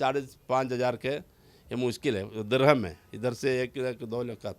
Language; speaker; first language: Hindi; non-native, local second language; Malayalam